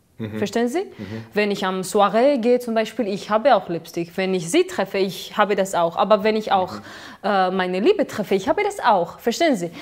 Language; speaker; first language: German; non-native, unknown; Georgian